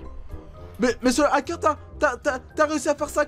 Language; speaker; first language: French; native; French